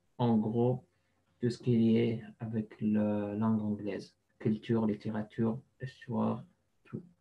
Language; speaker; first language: French; non-native, learner; Arabic